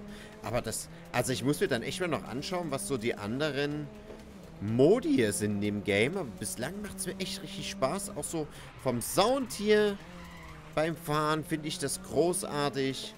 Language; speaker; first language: German; native; German